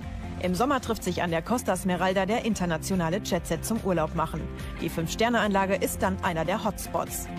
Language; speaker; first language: German; native; German